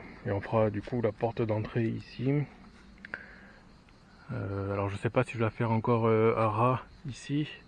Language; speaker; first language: French; native; French